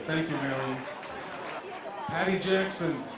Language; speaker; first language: English; native; English